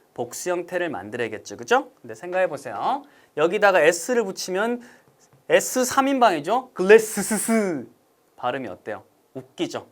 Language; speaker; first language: Korean; native; Korean